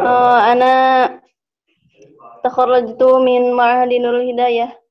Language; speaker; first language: Arabic; non-native, learner; Indonesian